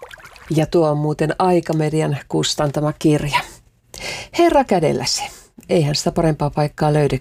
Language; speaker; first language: Finnish; native; Finnish